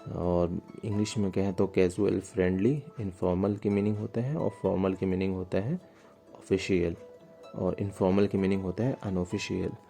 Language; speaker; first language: Hindi; native; Hindi